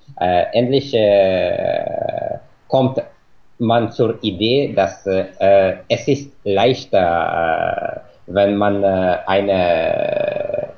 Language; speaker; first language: German; non-native, fluent; Russian